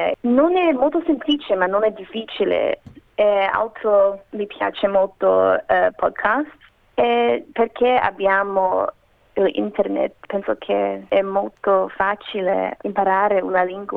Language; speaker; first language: Italian; non-native, learner; Macedonian